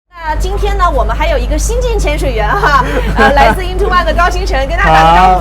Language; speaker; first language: Chinese; native; Chinese